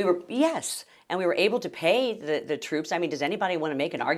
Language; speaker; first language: English; native; English